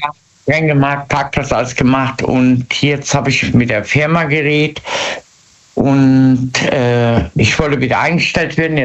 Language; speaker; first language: German; native; German